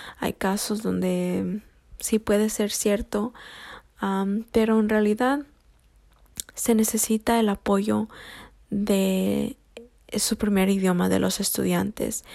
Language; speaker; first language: Spanish; early bilingual, heritage; Spanish